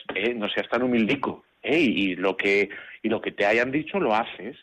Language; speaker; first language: Spanish; native; Spanish